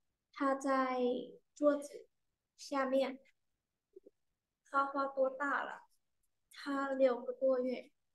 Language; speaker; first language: Chinese; non-native, learner; Vietnamese